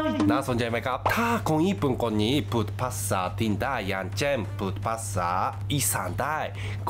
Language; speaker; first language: Thai; non-native, fluent; Japanese